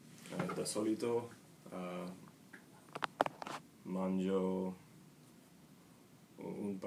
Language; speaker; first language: Italian; non-native, learner; English